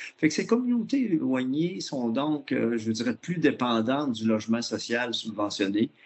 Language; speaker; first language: French; native; French